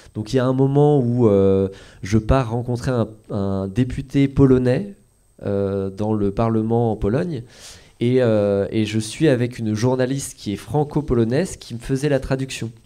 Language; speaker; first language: French; native; French